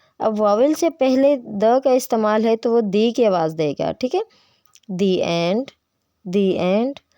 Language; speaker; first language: Urdu; native; Urdu